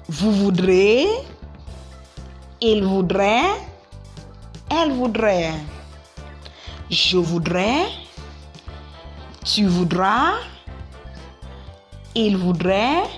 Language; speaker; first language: French; non-native, learner; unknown